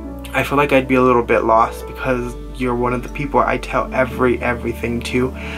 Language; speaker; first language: English; early bilingual, other home language; Spanish